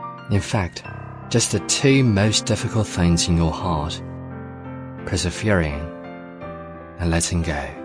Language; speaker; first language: English; non-native, fluent; Chinese